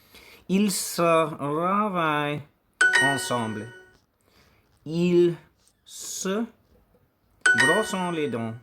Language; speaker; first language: French; non-native, learner; English